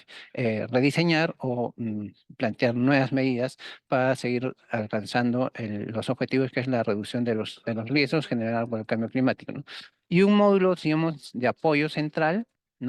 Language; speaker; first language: Spanish; native; Spanish